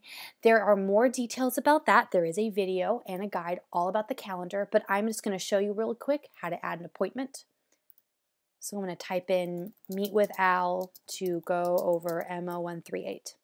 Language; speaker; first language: English; native; English